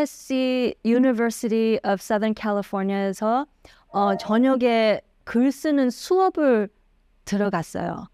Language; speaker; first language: Korean; early bilingual, heritage; Korean